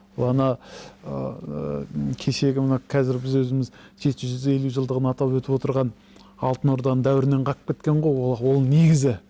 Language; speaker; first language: Kazakh; early bilingual, heritage; Kazakh